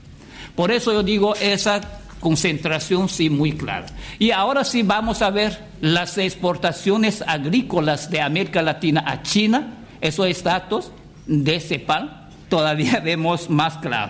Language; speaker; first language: Spanish; non-native, fluent; Chinese